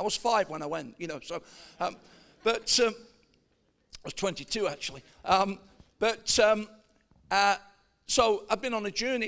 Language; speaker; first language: English; native; English